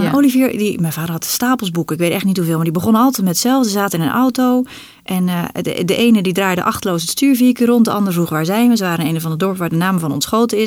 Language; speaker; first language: Dutch; native; Dutch